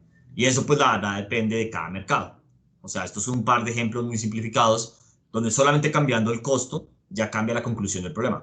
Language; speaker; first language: Spanish; native; Spanish